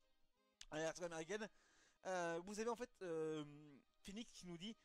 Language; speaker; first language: French; native; French